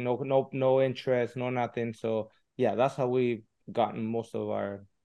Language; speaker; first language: English; early bilingual, other home language; Spanish